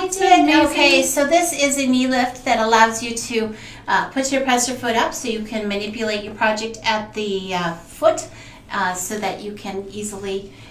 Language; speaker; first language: English; native; English